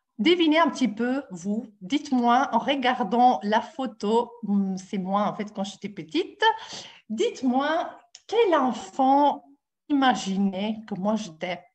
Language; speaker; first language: French; non-native, fluent; Italian